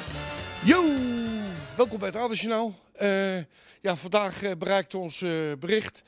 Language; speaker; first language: Dutch; native; Dutch